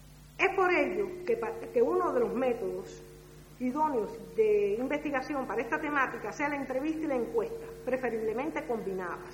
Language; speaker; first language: Spanish; native; Spanish